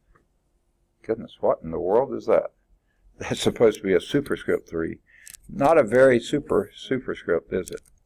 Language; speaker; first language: English; native; English